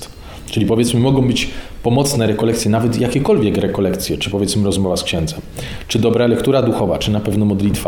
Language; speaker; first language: Polish; native; Polish